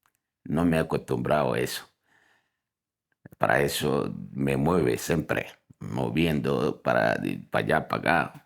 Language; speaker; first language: Spanish; non-native, fluent; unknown